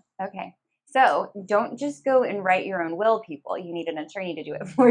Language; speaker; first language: English; native; English